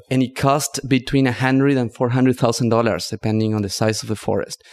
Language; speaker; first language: English; non-native, fluent; Spanish